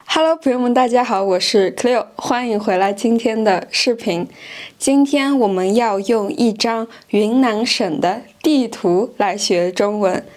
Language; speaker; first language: Chinese; non-native, fluent; French